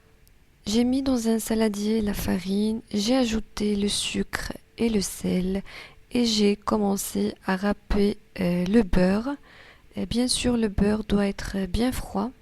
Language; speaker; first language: French; non-native, local second language; Arabic